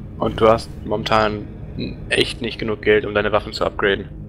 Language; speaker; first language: German; native; German